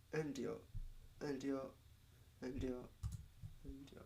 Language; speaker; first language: Japanese; non-native, learner; Spanish